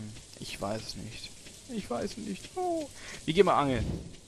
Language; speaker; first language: German; native; German